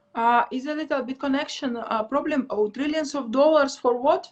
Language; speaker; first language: English; non-native, learner; Russian